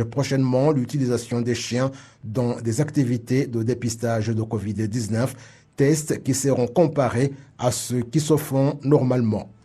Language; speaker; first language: French; non-native, local second language; Kinyarwanda